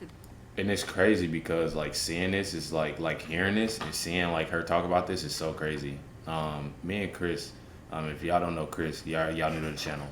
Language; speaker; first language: English; native; English